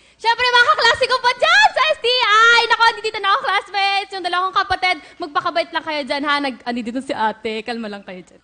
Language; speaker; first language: Filipino; non-native, local second language; Cebuano